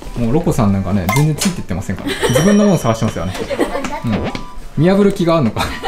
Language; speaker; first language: Japanese; native; Japanese